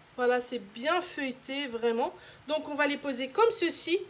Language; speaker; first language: French; non-native, local second language; Arabic